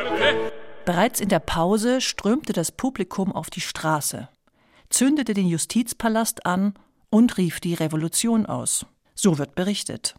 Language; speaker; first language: German; native; German